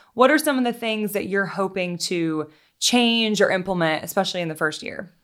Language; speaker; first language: English; native; English